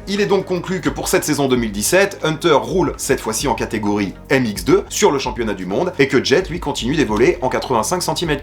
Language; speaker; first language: French; native; French